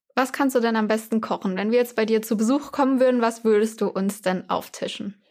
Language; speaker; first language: German; native; German